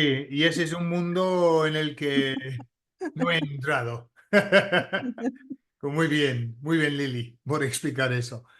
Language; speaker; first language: Spanish; non-native, fluent; English